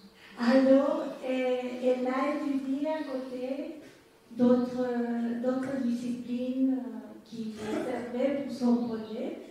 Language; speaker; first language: French; non-native, fluent; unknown